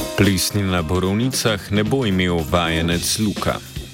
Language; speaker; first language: Slovenian; native; Slovenian